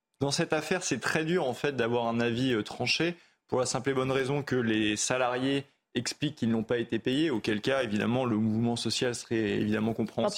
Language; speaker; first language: French; native; French